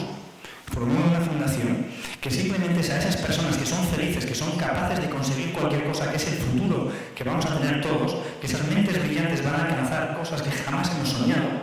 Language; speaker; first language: Spanish; native; Spanish